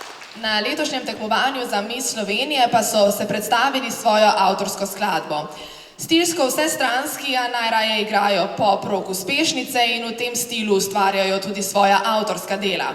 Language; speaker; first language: Slovenian; native; Slovenian